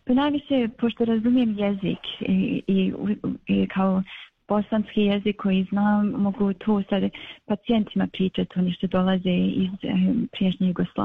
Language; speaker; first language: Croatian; early bilingual, other home language; Bosnian